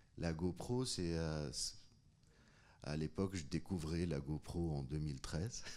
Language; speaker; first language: French; non-native, local second language; Arabic